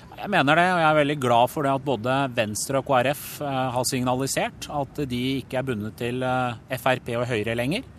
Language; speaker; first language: Norwegian; early bilingual, other home language; Persian